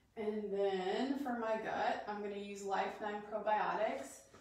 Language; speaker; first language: English; native; English